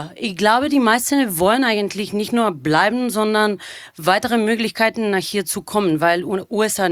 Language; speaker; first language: German; non-native, fluent; Bulgarian